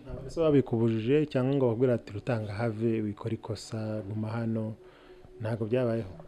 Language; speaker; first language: Kinyarwanda; native; Kinyarwanda